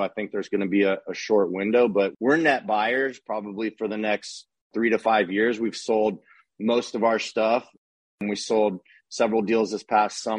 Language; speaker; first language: English; native; English